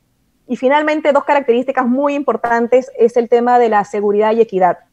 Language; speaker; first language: Spanish; native; Spanish